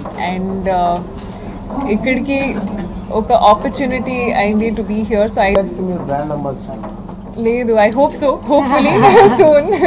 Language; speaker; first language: Telugu; non-native, fluent; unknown